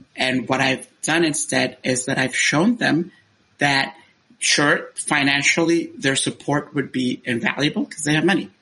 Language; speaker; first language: English; non-native, fluent; Spanish